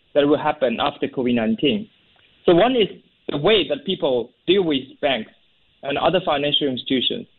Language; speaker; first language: English; non-native, fluent; Chinese